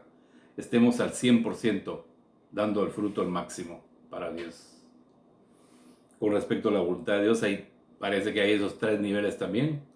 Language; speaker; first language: Spanish; native; Spanish